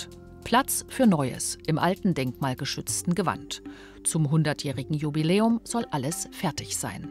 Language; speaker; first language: German; native; German